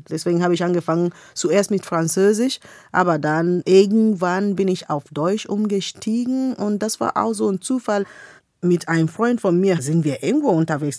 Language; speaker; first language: German; non-native, fluent; Igbo